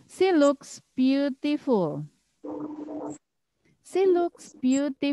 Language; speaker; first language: English; non-native, fluent; Indonesian